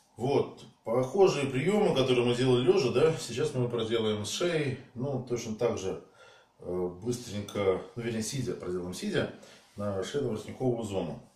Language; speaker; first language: Russian; native; Russian